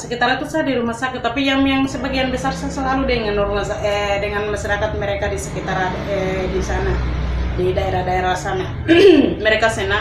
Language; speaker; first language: Indonesian; non-native, local second language; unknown